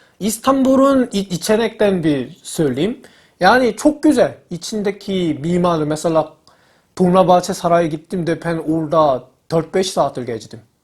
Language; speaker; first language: Turkish; non-native, learner; Korean